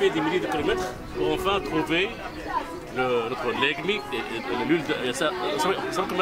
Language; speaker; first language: French; non-native, local second language; Arabic